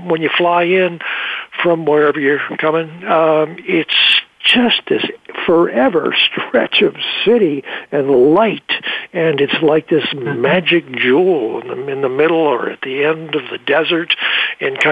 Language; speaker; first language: English; native; English